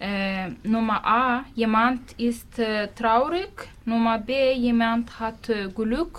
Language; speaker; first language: German; non-native, learner; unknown